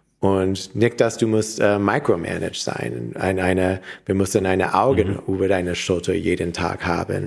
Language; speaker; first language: German; non-native, learner; English